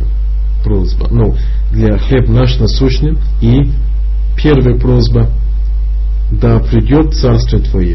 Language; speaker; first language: Russian; non-native, fluent; English